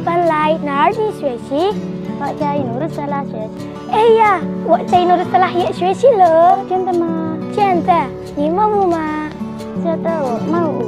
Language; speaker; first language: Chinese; non-native, learner; Indonesian